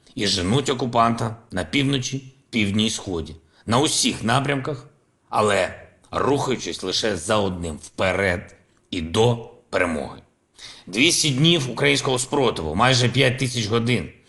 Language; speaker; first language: Ukrainian; non-native, local second language; Russian